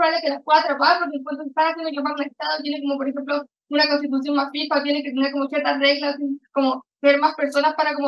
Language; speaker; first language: Spanish; native; Spanish